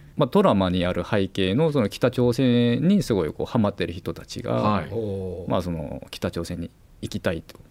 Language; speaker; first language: Japanese; non-native, fluent; Korean